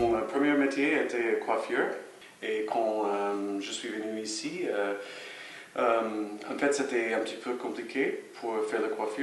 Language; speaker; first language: French; non-native, fluent; English